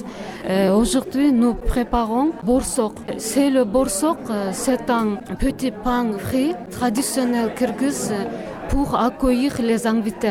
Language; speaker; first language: French; non-native, learner; Kyrgyz